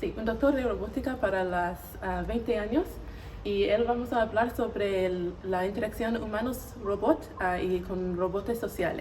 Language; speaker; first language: Spanish; non-native, learner; English